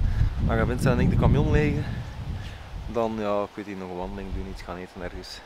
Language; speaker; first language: Dutch; native; Dutch